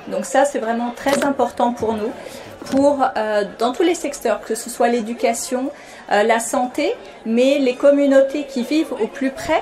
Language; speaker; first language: French; non-native, local second language; Wolof